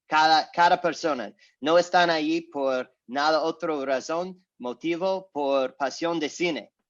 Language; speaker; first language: Spanish; non-native, learner; English